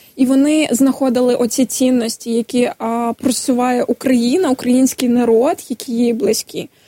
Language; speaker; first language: Ukrainian; non-native, local second language; Crimean Tatar